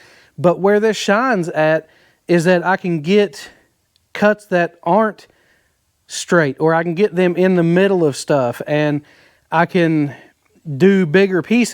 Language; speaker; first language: English; native; English